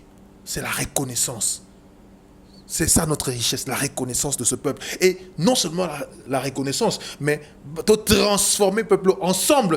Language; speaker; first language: French; non-native, local second language; Lingala